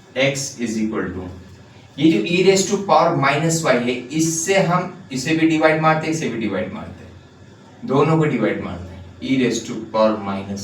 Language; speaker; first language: Hindi; native; Hindi